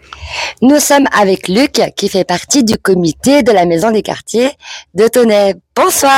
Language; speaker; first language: French; native; French